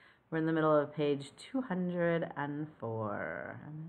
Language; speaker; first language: English; native; English